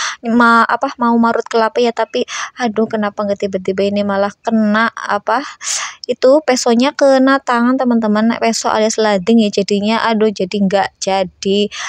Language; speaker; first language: Indonesian; native; Indonesian